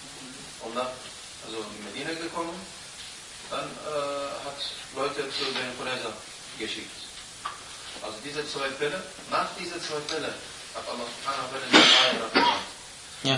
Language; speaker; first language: German; non-native, learner; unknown